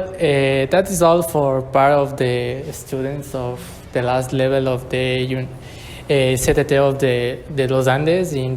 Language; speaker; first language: English; non-native, learner; Spanish